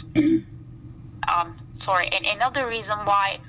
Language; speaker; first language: English; non-native, fluent; Turkish